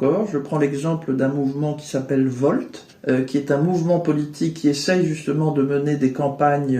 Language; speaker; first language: French; native; French